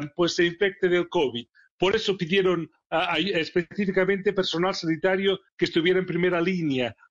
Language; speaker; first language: Spanish; native; Spanish